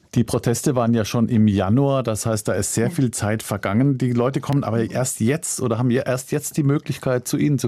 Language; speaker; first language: German; native; German